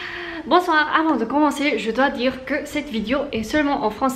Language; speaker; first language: French; non-native, learner; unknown